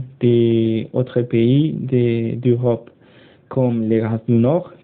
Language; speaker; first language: French; non-native, learner; Spanish